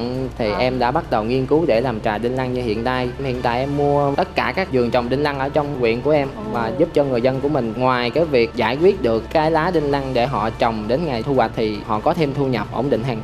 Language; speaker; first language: Vietnamese; native; Vietnamese